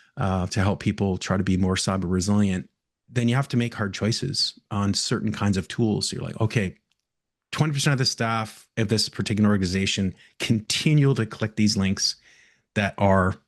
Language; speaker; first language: English; native; English